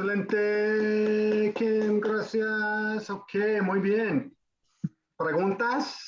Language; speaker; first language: Spanish; non-native, fluent; English